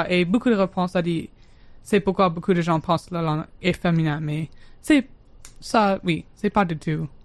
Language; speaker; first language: French; non-native, learner; English